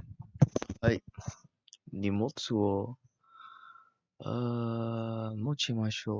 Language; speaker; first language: Japanese; non-native, learner; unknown